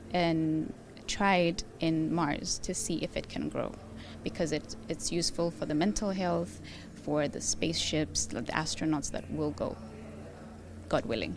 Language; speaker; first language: English; non-native, local second language; Arabic